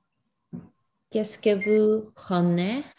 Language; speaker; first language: French; non-native, learner; Spanish